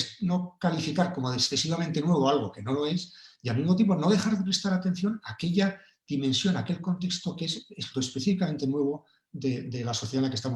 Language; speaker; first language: Spanish; native; Spanish